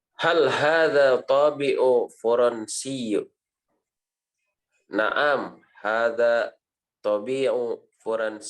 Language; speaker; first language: Arabic; non-native, learner; Indonesian